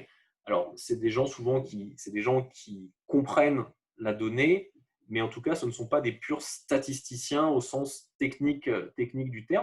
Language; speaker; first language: French; native; French